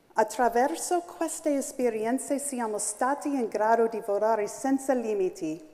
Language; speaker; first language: Italian; non-native, learner; English